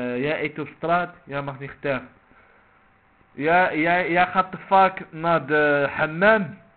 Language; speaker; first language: Dutch; non-native, local second language; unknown